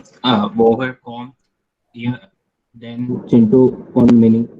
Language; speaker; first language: German; non-native, learner; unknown